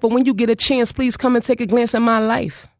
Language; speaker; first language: English; native; English